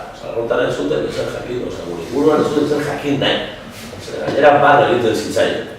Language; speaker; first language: Basque; native; Basque